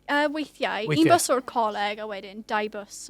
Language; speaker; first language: Welsh; non-native, local second language; English